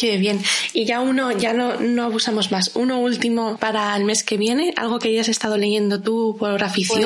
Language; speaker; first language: Spanish; native; Spanish